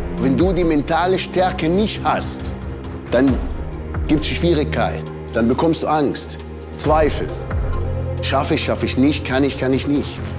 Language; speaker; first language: German; non-native, fluent; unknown